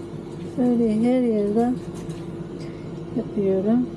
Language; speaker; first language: Turkish; non-native, learner; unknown